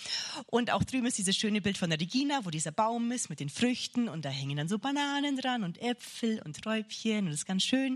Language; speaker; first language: German; native; German